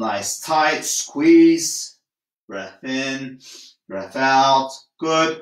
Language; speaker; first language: English; non-native, fluent; Turkish